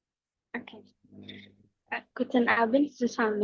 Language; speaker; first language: German; non-native, learner; Indonesian